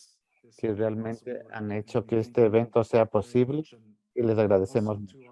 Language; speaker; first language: Spanish; non-native, fluent; English